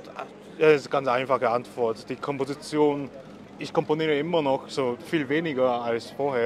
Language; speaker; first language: German; non-native, fluent; Korean